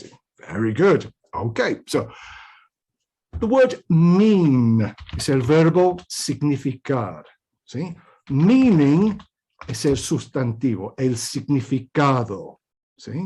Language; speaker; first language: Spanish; non-native, fluent; English